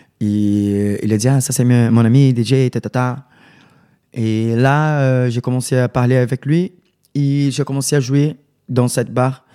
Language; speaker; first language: French; non-native, learner; Portuguese